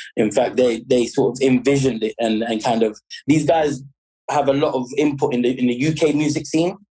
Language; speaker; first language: English; native; English